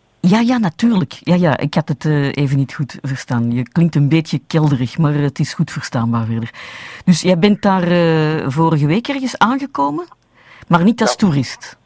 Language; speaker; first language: Dutch; native; Dutch